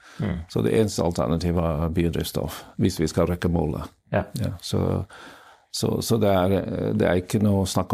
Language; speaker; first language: Norwegian; non-native, fluent; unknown